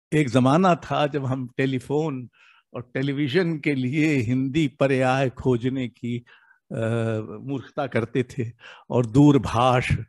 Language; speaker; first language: Hindi; native; Hindi